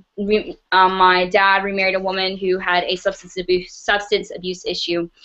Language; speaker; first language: English; native; English